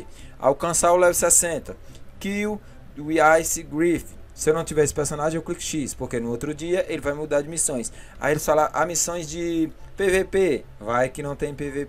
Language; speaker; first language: Portuguese; native; Portuguese